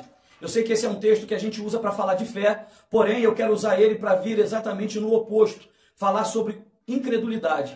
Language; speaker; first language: Portuguese; native; Portuguese